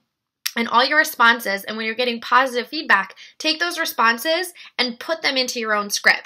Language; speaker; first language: English; native; English